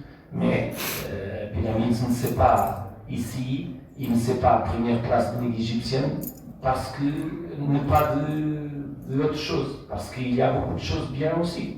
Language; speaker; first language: French; non-native, fluent; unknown